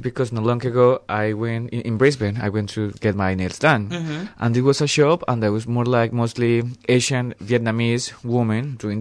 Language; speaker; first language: English; non-native, fluent; Spanish